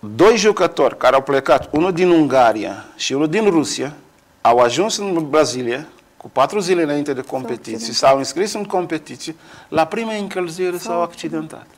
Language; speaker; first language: Romanian; non-native, fluent; Kabuverdianu